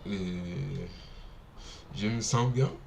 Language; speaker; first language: French; non-native, learner; Portuguese